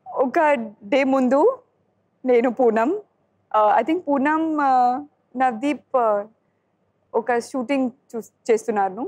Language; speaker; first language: Telugu; non-native, learner; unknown